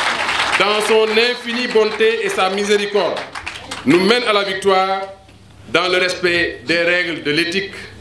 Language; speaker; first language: French; non-native, local second language; Wolof